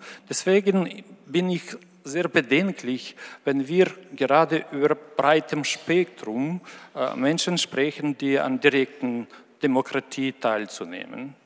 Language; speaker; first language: German; non-native, fluent; Ukrainian